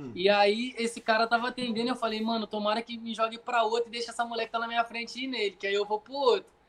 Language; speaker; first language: Portuguese; native; Portuguese